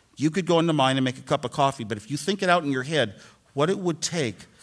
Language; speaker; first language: English; native; English